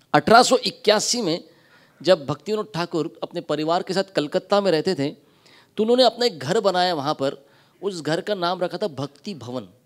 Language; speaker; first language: Hindi; non-native, local second language; Marathi